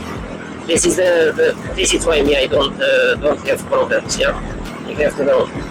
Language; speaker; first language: English; non-native, learner; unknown